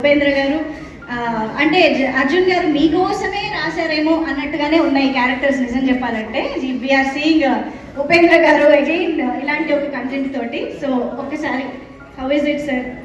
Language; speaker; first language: Telugu; native; Telugu